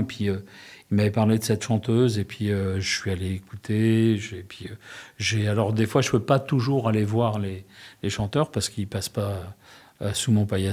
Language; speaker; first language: French; native; French